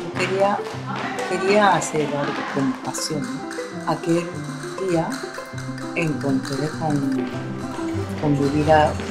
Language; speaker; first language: Spanish; non-native, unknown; Japanese